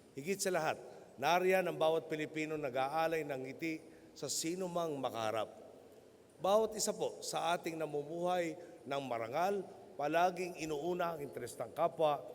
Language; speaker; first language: Filipino; native; Filipino